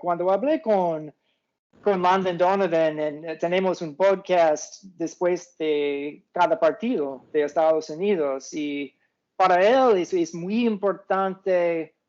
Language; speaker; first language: Spanish; non-native, fluent; English